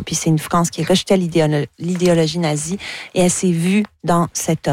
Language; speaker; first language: French; native; French